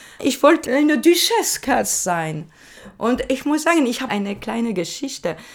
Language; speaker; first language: German; non-native, learner; French